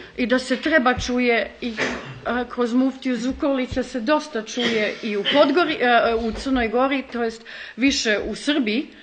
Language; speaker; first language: Bosnian; early bilingual, heritage; Bosnian